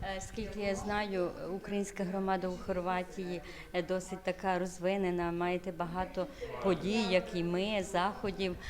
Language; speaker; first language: Ukrainian; early bilingual, heritage; Ukrainian